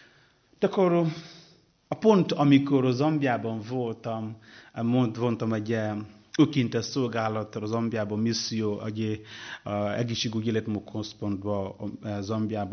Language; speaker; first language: Hungarian; non-native, learner; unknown